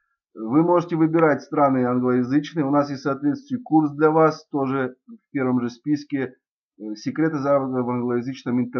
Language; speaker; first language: Russian; native; Russian